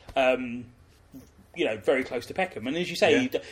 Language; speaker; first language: English; native; English